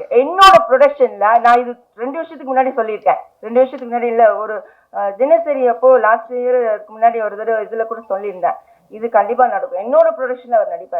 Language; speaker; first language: Tamil; early bilingual, heritage; Tamil